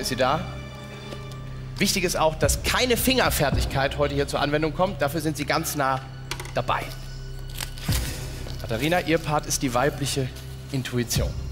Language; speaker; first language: German; native; German